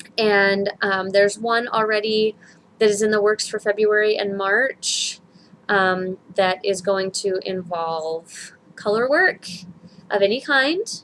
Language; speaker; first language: English; native; English